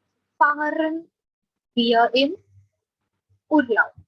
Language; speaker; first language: German; non-native, fluent; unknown